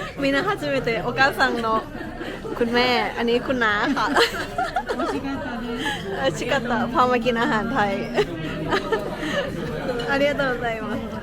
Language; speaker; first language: Japanese; non-native, learner; Thai